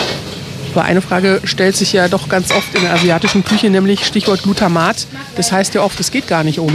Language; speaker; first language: German; native; German